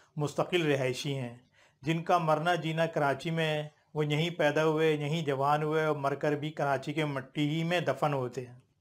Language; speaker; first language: Urdu; native; Urdu